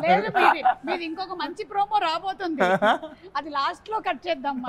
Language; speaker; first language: Telugu; native; Telugu